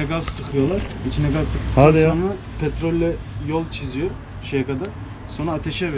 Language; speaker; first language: Turkish; early bilingual, heritage; Turkish